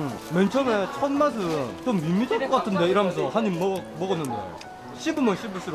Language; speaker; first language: Korean; native; Korean